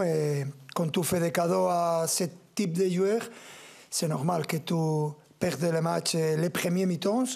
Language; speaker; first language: French; non-native, fluent; Spanish